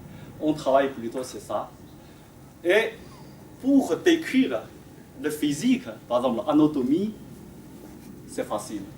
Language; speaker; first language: French; non-native, fluent; Chinese